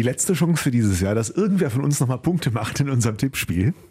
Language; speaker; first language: German; native; German